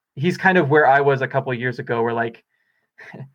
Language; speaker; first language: English; native; English